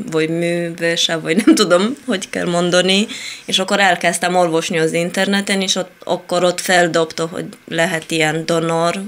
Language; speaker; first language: Hungarian; non-native, fluent; Italian